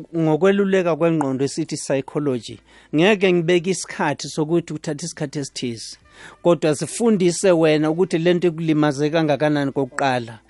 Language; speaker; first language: Zulu; non-native, local second language; Venda